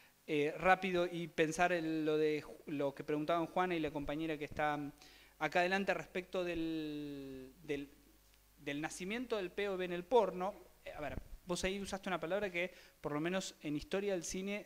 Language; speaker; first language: Spanish; native; Spanish